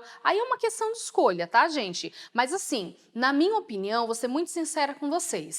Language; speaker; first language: Portuguese; native; Portuguese